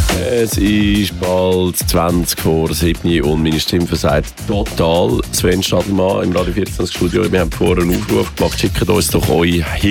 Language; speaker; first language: German; native; German